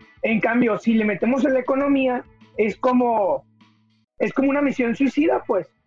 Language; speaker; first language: Spanish; native; Spanish